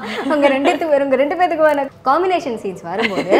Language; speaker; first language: Tamil; native; Tamil